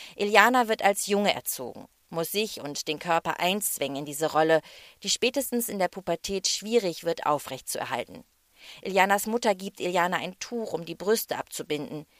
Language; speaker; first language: German; native; German